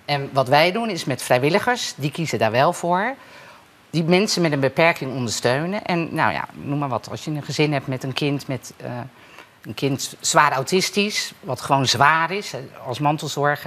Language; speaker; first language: Dutch; native; Dutch